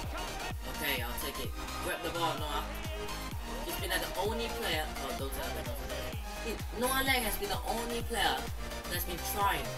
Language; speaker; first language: English; native; English